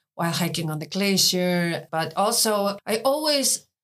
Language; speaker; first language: English; non-native, fluent; Icelandic